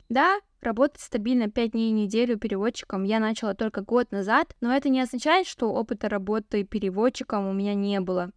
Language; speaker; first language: Russian; non-native, local second language; Kazakh